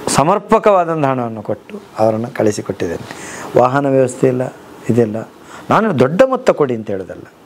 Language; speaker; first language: Kannada; non-native, local second language; Tulu